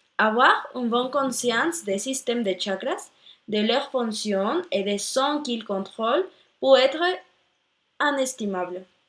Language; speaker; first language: French; non-native, learner; Spanish